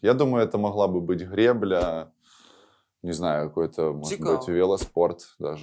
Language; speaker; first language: Russian; native; Russian